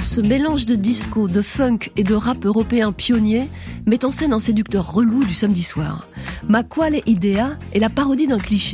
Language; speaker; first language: French; native; French